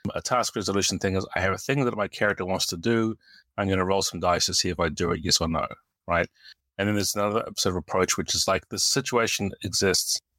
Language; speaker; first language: English; native; English